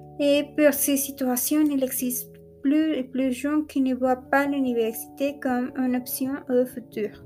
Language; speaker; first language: French; non-native, learner; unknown